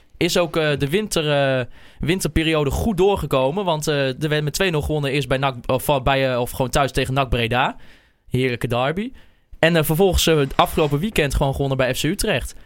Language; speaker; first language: Dutch; native; Dutch